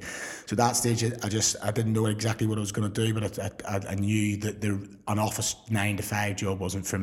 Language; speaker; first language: English; native; English